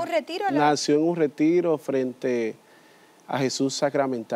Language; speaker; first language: Spanish; native; Spanish